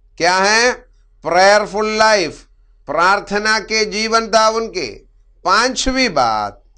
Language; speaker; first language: Hindi; non-native, local second language; Malayalam